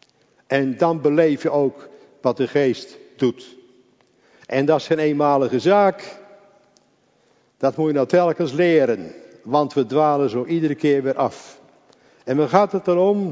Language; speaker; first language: Dutch; native; Dutch